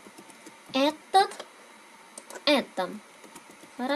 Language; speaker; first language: Russian; non-native, fluent; Vietnamese